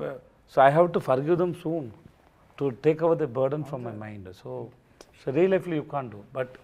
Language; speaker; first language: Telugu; non-native, learner; Tamil